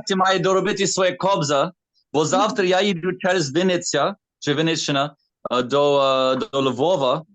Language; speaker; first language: Ukrainian; early bilingual, heritage; Ukrainian